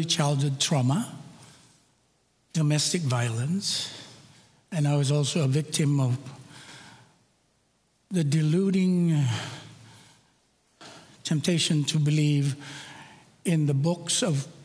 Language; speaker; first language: English; non-native, local second language; Filipino